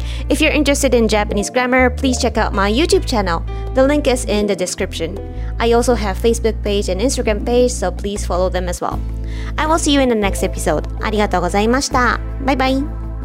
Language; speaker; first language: English; non-native, fluent; Japanese